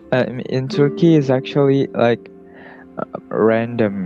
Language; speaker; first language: English; non-native, learner; Indonesian